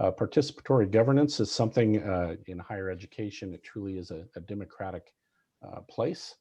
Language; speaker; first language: English; native; English